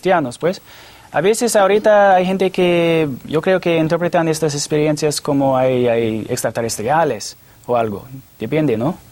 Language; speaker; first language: Spanish; non-native, fluent; English